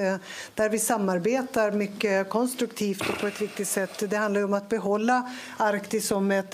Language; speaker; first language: Swedish; native; Swedish